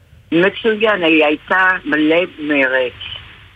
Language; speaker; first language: Hebrew; non-native, fluent; English